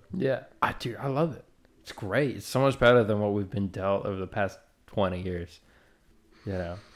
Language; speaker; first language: English; native; English